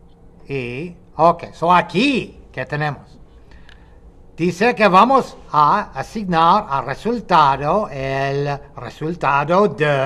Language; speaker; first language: Spanish; non-native, fluent; English